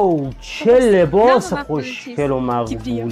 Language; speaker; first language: Persian; native; Persian